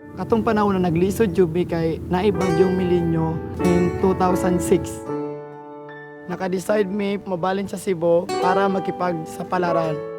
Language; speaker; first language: Cebuano; non-native, local second language; Waray